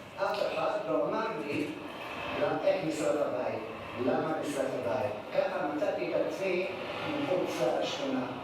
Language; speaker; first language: Hebrew; native; Hebrew